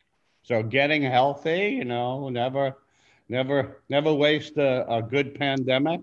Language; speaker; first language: English; native; English